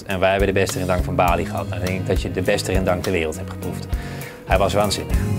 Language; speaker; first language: Dutch; native; Dutch